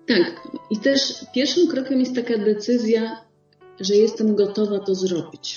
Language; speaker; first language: Polish; native; Polish